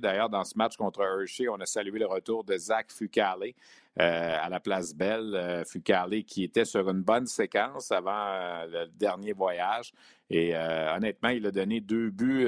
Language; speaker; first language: French; native; French